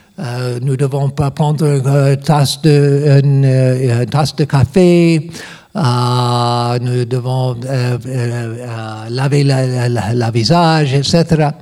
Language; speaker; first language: French; non-native, learner; English